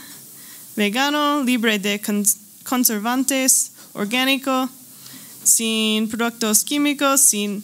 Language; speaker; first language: Spanish; non-native, learner; English